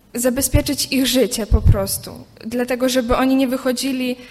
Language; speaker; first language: Polish; non-native, fluent; Ukrainian